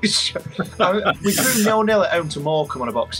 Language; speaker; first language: English; native; English